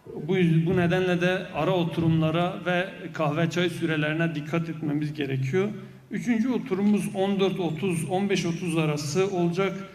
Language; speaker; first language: Turkish; non-native, local second language; Kurdish